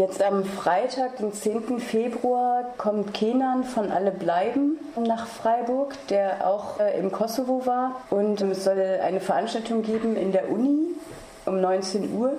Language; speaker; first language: German; native; German